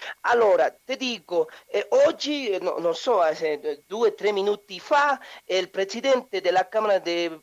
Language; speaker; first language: Italian; non-native, learner; Spanish